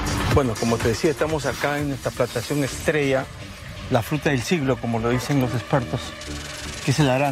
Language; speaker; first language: Spanish; native; Spanish